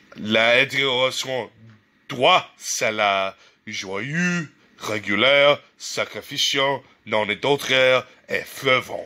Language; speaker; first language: French; non-native, learner; English